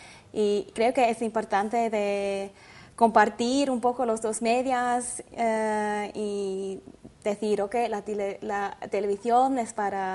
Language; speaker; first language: Spanish; non-native, learner; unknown